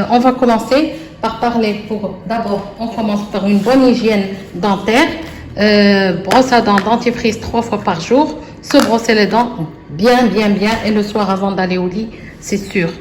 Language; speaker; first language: French; non-native, local second language; Arabic